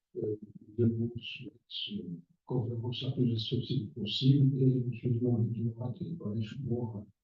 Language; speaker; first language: French; non-native, local second language; Arabic